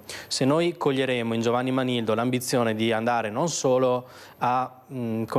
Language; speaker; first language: Italian; native; Italian